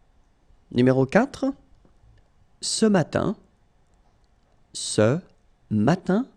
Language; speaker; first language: French; native; French